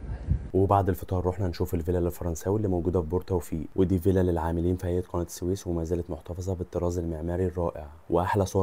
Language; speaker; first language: Arabic; native; Arabic